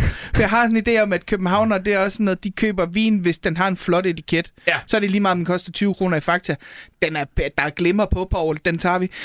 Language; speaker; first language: Danish; native; Danish